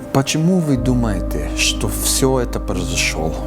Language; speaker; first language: Russian; non-native, learner; English